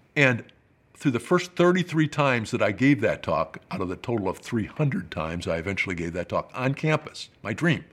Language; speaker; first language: English; native; English